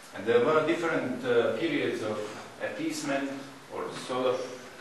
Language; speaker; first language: English; non-native, fluent; Slovak